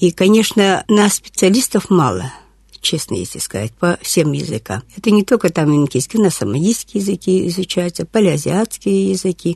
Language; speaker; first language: Russian; non-native, local second language; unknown